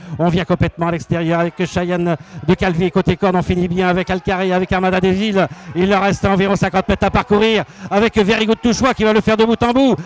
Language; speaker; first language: French; native; French